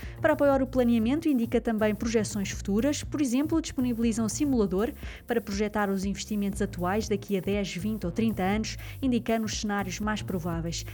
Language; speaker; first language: Portuguese; native; Portuguese